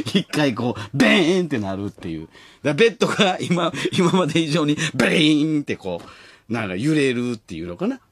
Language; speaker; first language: Japanese; native; Japanese